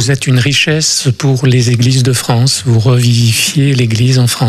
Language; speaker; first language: French; native; French